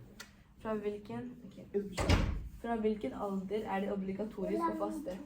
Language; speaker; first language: Norwegian; early bilingual, other home language; Urdu